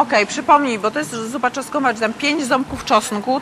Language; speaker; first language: Polish; native; Polish